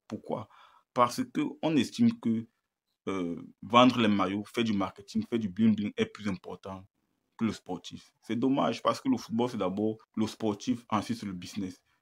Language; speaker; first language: French; native; French